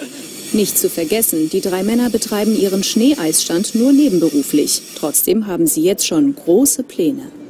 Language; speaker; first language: German; native; German